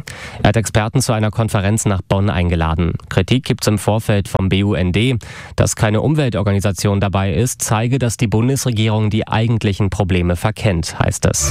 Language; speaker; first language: German; native; German